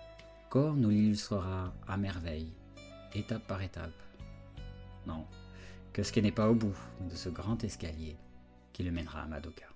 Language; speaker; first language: French; native; French